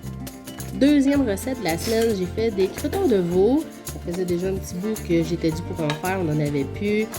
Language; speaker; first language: French; native; French